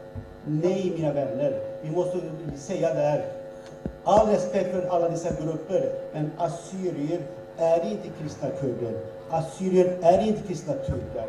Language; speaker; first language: Swedish; early bilingual, other home language; Assyrian Neo-Aramaic